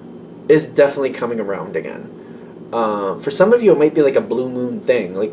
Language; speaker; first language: English; native; English